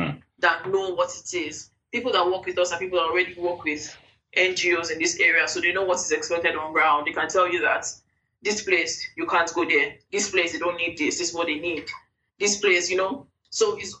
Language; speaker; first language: English; non-native, local second language; Yoruba